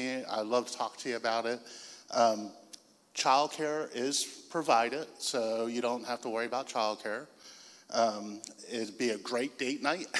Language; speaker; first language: English; native; English